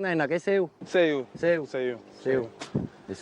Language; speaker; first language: Vietnamese; native; Vietnamese